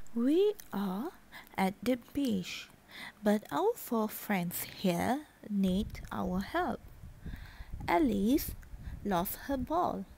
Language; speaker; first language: English; non-native, local second language; Malay